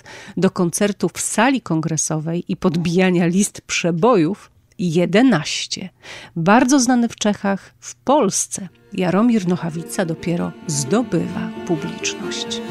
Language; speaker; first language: Polish; native; Polish